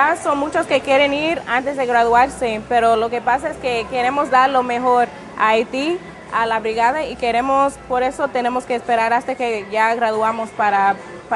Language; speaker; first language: Spanish; non-native, fluent; English